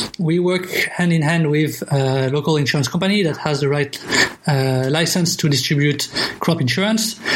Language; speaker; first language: English; non-native, fluent; French